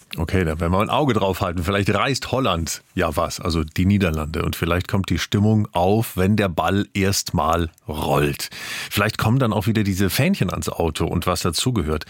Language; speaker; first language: German; native; German